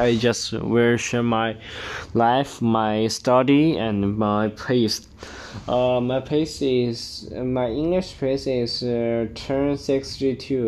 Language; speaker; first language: English; non-native, learner; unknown